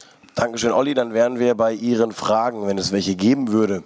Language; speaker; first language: German; native; German